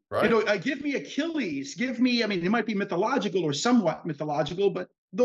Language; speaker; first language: English; native; English